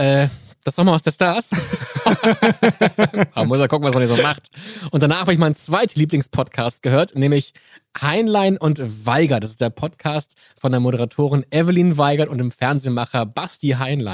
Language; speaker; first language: German; native; German